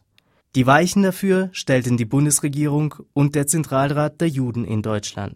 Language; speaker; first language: German; native; German